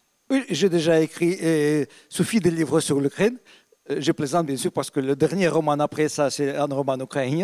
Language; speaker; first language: French; non-native, fluent; Russian